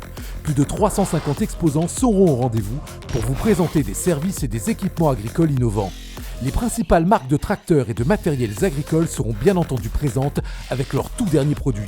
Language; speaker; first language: French; native; French